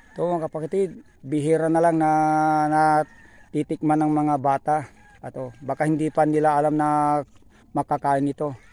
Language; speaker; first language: Filipino; non-native, local second language; Iloko